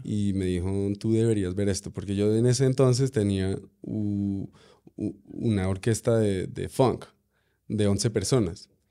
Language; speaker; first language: Spanish; early bilingual, other home language; English